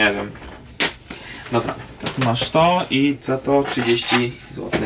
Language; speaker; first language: Polish; native; Polish